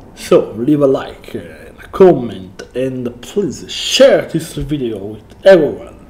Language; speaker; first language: English; non-native, learner; Italian